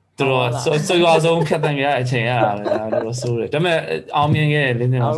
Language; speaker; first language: Burmese; non-native, fluent; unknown